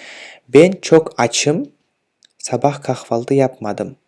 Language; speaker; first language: Turkish; non-native, fluent; Kyrgyz